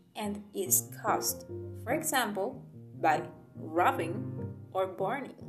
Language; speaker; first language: English; non-native, fluent; Spanish